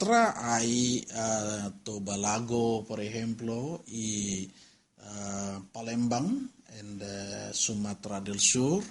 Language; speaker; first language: Spanish; non-native, learner; Indonesian